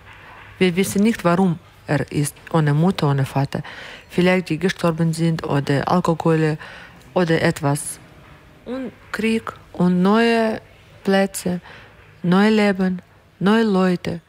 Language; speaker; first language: German; non-native, learner; Ukrainian